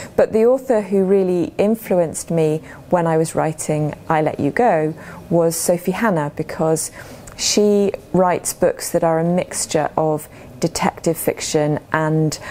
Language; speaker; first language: English; native; English